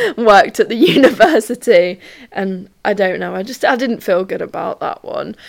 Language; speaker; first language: English; native; English